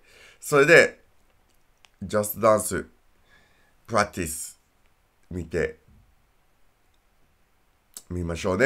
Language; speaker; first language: Japanese; non-native, learner; English